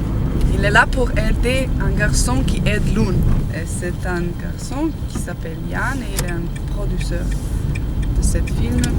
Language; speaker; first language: French; non-native, fluent; Slovenian